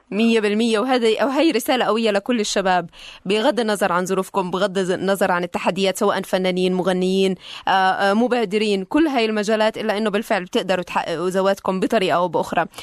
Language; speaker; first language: Arabic; native; Arabic